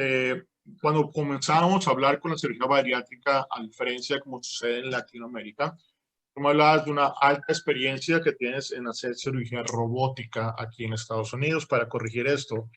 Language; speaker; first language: Spanish; native; Spanish